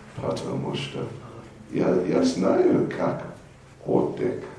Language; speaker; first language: Russian; non-native, learner; English